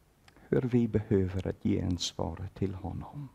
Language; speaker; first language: Swedish; non-native, fluent; English